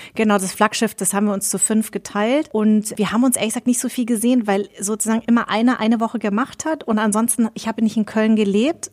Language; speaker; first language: German; early bilingual, other home language; Vietnamese